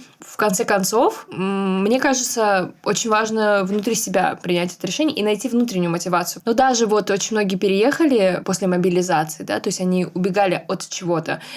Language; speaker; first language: Russian; native; Russian